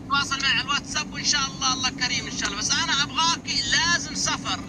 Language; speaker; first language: Arabic; native; Arabic